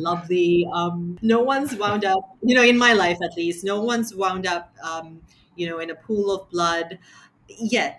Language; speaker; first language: English; non-native, local second language; Sinhala